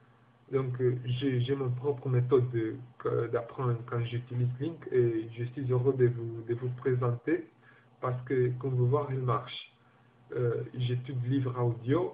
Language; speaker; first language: French; non-native, learner; Romanian